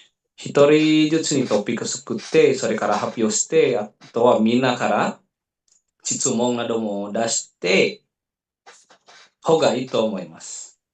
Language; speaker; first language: Japanese; non-native, fluent; Indonesian